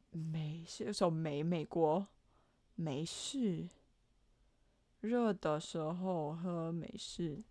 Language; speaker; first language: Chinese; non-native, learner; English